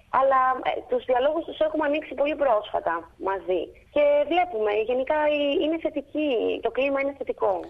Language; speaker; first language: Greek; native; Greek